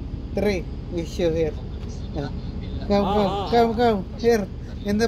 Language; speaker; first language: English; non-native, local second language; Filipino